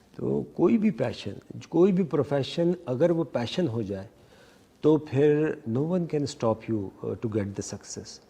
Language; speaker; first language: Urdu; native; Urdu